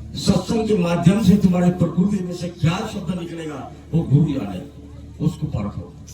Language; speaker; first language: Hindi; non-native, local second language; Marathi